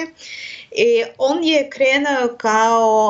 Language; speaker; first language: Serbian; non-native, learner; Russian